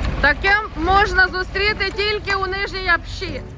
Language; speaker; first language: Ukrainian; native; Ukrainian